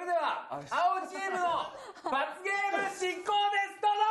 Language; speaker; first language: Japanese; native; Japanese